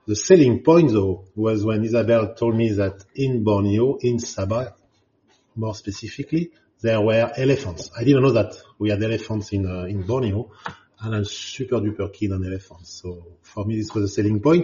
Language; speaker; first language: English; non-native, fluent; French